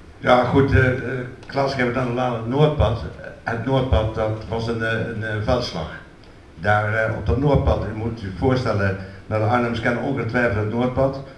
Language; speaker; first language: Dutch; native; Dutch